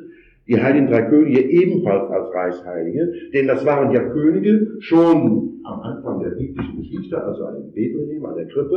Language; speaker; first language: German; native; German